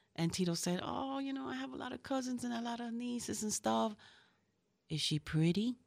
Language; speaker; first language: English; early bilingual, other home language; Spanish